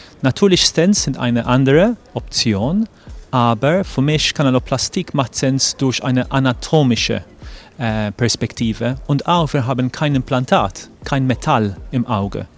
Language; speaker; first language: German; non-native, fluent; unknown